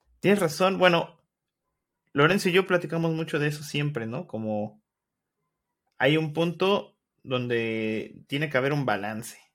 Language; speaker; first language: Spanish; native; Spanish